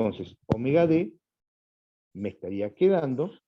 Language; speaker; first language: Spanish; native; Spanish